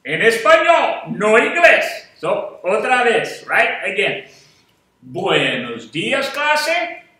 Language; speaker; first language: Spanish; non-native, fluent; English